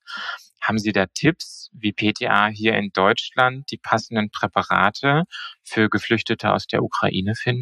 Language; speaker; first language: German; native; German